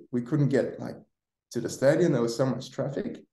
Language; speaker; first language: English; native; English